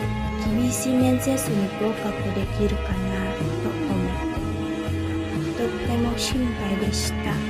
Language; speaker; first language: Japanese; non-native, learner; Indonesian